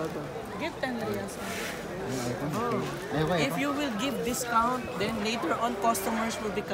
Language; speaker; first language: English; non-native, learner; Filipino